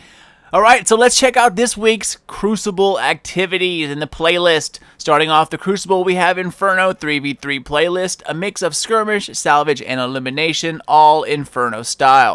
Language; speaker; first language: English; native; English